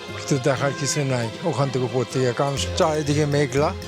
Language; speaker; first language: Bangla; native; Bangla